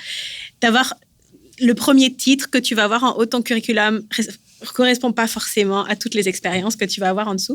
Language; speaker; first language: French; native; French